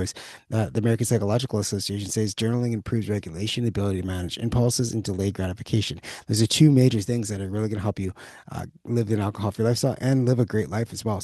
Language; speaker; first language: English; native; English